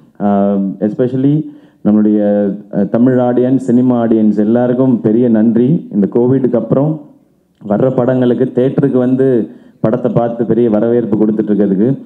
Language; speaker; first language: Tamil; native; Tamil